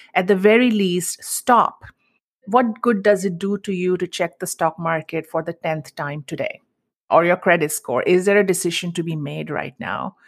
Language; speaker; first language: English; non-native, local second language; Hindi